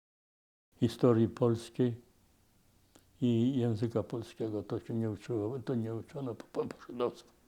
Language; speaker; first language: Polish; non-native, local second language; Yiddish